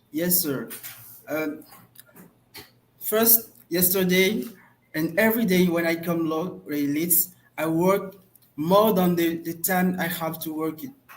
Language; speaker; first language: English; non-native, learner; French